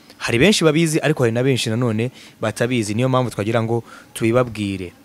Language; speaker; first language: Kinyarwanda; native; Kinyarwanda